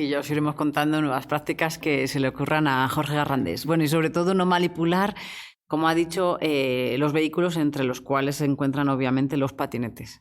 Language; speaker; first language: Spanish; native; Spanish